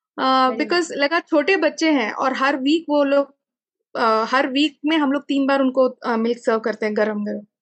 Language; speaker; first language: Hindi; non-native, local second language; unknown